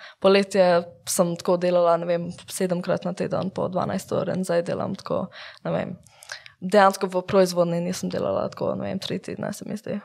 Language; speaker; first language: Slovenian; early bilingual, heritage; English